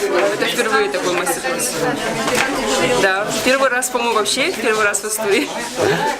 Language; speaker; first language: Russian; native; Russian